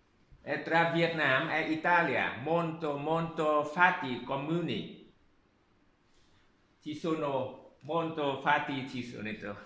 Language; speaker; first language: Italian; non-native, learner; Vietnamese